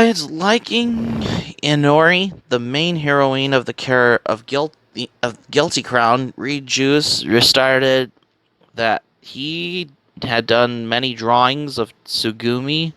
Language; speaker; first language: English; native; English